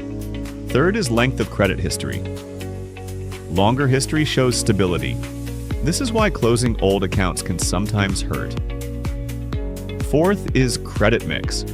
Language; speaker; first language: English; native; English